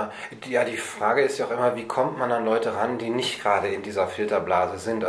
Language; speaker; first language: German; native; German